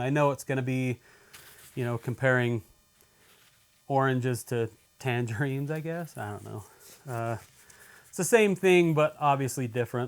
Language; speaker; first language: English; native; English